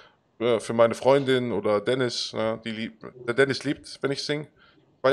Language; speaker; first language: German; native; German